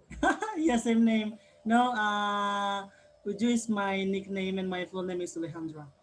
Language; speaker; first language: English; non-native, learner; Indonesian